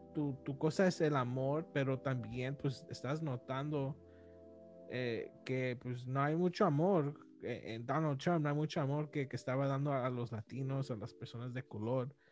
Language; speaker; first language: Spanish; native; Spanish